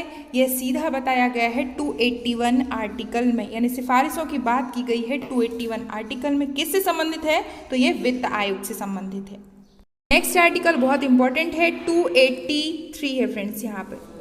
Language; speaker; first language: Hindi; native; Hindi